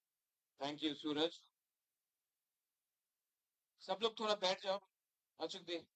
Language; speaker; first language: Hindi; non-native, local second language; Kok Borok